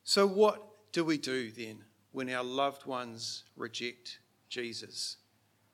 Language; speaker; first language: English; native; English